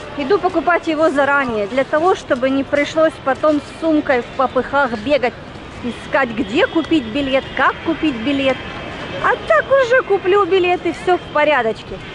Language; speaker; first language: Russian; native; Russian